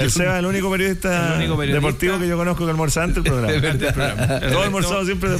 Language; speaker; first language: Spanish; native; Spanish